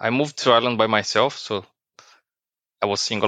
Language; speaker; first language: English; non-native, fluent; Portuguese